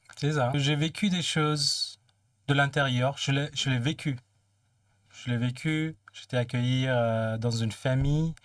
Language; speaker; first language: French; non-native, fluent; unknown